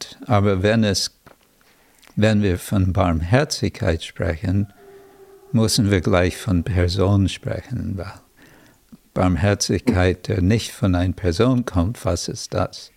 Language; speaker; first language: German; non-native, fluent; English